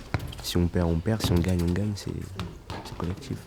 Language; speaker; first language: French; non-native, fluent; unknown